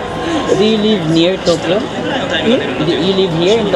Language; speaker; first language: English; non-native, local second language; Filipino